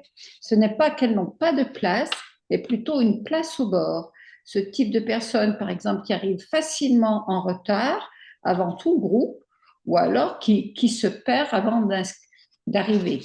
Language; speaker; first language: French; native; French